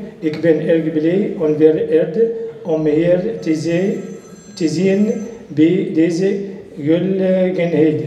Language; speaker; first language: Dutch; non-native, learner; Arabic